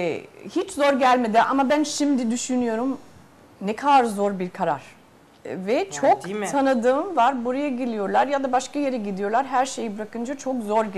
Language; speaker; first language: Turkish; non-native, fluent; Spanish